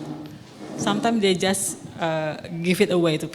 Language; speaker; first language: English; non-native, local second language; Indonesian